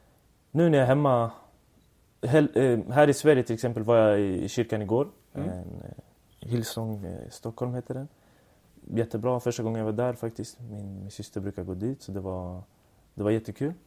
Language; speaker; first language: Swedish; early bilingual, other home language; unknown